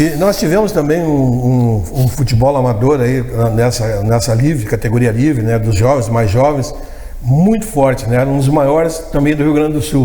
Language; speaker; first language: Portuguese; native; Portuguese